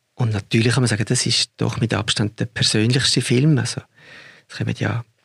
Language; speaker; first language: German; native; German